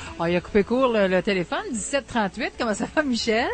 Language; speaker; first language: French; native; French